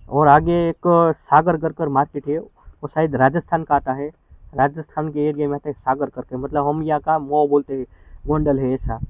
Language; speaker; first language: Hindi; non-native, local second language; Gujarati